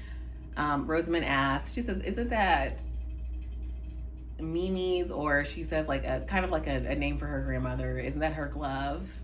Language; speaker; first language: English; native; English